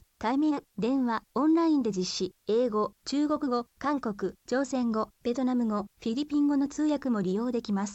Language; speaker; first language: Japanese; native; Japanese